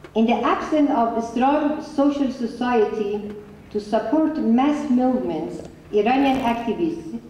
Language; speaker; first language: English; non-native, fluent; Persian